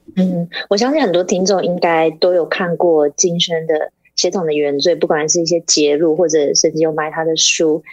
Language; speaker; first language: Chinese; native; Chinese